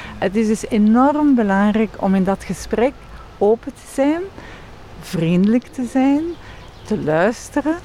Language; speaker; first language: Dutch; non-native, local second language; French